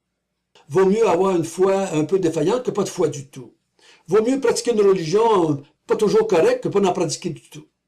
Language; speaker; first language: French; native; French